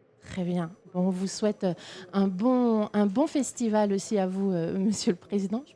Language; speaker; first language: French; native; French